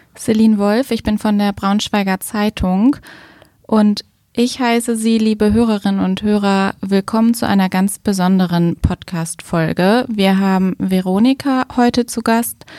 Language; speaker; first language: German; native; German